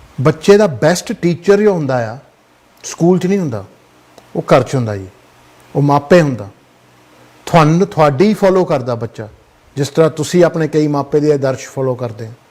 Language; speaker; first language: Punjabi; early bilingual, heritage; Punjabi